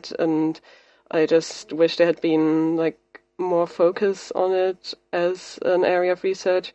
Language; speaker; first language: English; non-native, fluent; German